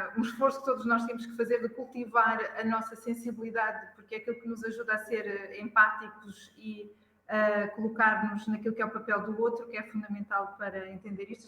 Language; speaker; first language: Portuguese; native; Portuguese